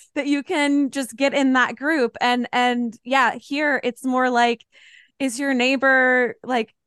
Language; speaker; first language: English; native; English